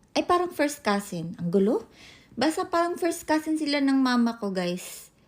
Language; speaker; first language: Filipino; non-native, local second language; Cebuano